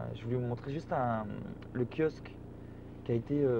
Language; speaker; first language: French; native; French